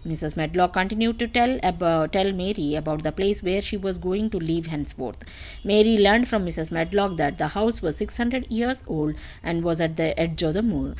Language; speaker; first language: English; non-native, local second language; Telugu